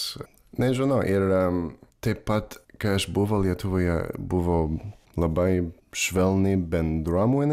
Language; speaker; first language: Lithuanian; non-native, learner; English